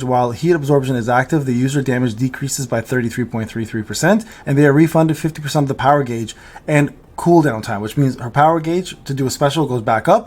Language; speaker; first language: English; native; English